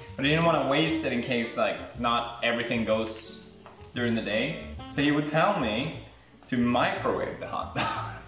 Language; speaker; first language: English; non-native, fluent; Swedish